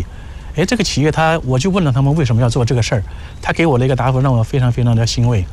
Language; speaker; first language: Chinese; native; Chinese